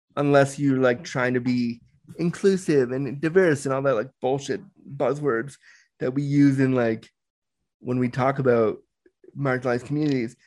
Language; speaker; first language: English; native; English